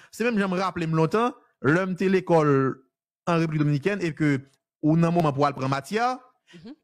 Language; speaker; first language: French; non-native, local second language; Haitian Creole